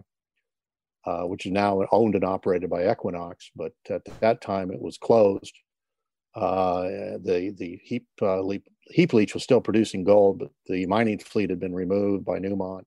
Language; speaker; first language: English; native; English